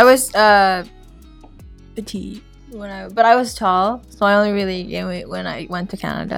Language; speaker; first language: English; non-native, local second language; Filipino